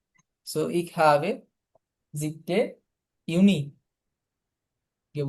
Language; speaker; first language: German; non-native, learner; Bangla